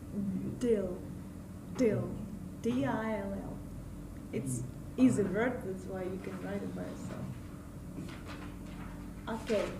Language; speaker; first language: English; non-native, fluent; Russian